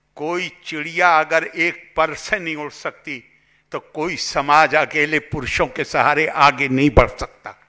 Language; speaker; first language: Hindi; native; Hindi